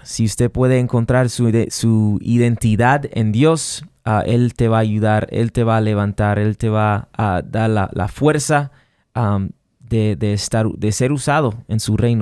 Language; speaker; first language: Spanish; non-native, fluent; English